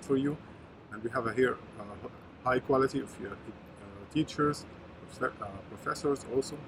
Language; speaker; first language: English; non-native, fluent; Arabic